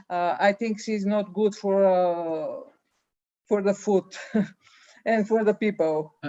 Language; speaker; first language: English; non-native, learner; Bulgarian